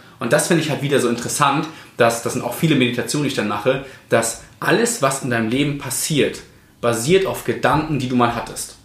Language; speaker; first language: German; native; German